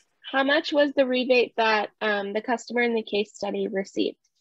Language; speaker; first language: English; early bilingual, other home language; Spanish